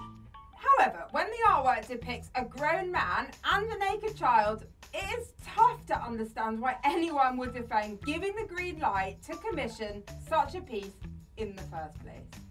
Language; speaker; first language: English; native; English